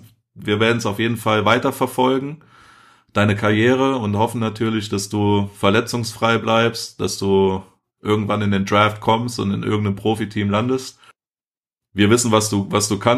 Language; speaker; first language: German; native; German